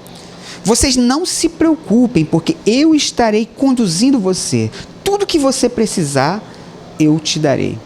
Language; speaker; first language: Portuguese; native; Portuguese